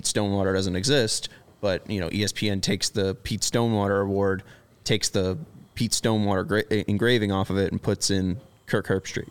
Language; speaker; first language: English; native; English